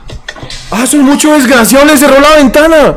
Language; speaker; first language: Spanish; native; Spanish